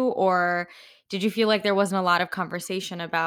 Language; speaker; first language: English; native; English